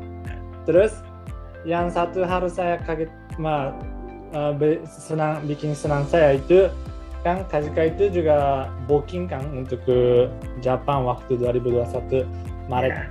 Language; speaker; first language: Indonesian; non-native, learner; Japanese